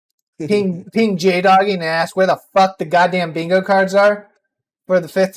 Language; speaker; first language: English; native; English